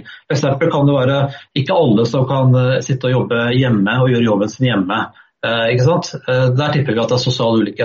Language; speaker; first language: Norwegian; native; Norwegian